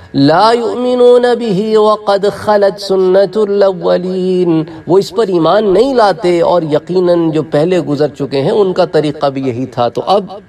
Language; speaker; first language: Urdu; non-native, local second language; Punjabi